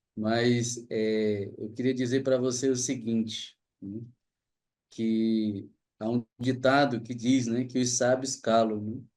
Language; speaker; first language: Portuguese; native; Portuguese